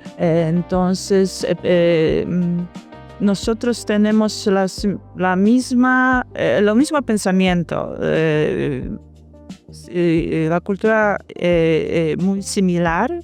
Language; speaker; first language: Spanish; non-native, fluent; Polish